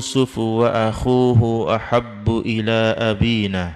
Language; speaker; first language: Arabic; non-native, fluent; Indonesian